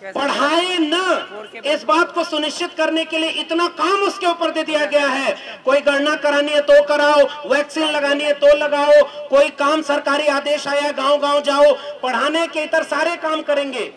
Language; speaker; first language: Hindi; native; Hindi